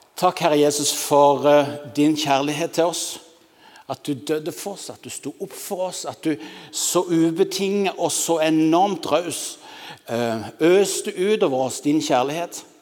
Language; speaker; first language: Norwegian; native; Norwegian